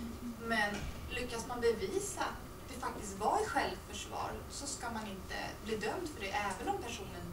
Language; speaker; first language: Swedish; native; Swedish